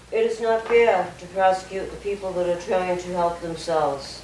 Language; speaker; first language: English; native; English